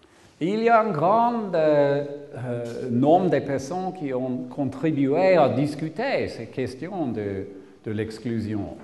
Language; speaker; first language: French; non-native, learner; English